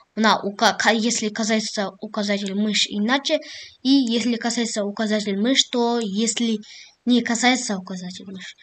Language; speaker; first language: Russian; non-native, local second language; Kazakh